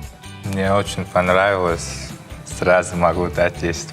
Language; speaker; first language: Russian; non-native, learner; Turkmen